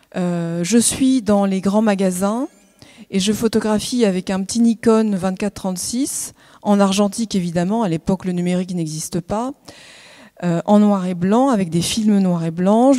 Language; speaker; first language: French; native; French